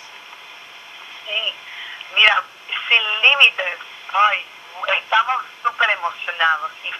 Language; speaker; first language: Spanish; early bilingual, other home language; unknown